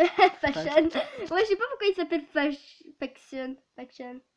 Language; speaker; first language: French; native; French